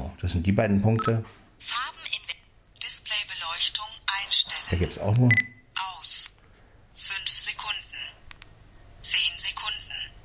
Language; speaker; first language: German; native; German